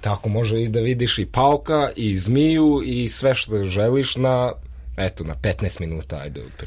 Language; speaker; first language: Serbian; early bilingual, heritage; Serbian